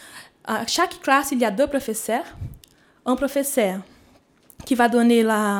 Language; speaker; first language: French; non-native, fluent; Portuguese